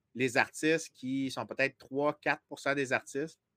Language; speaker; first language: French; native; French